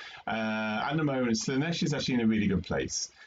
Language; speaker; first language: English; native; English